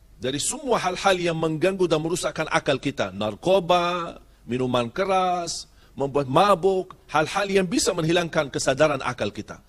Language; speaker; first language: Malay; non-native, fluent; Arabic